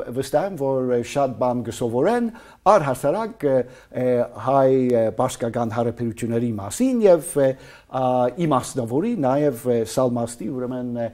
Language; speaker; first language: Armenian; non-native, fluent; English